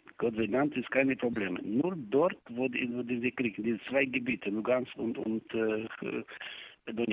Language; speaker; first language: German; non-native, learner; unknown